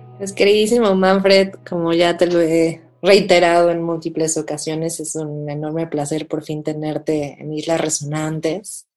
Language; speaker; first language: Spanish; native; Spanish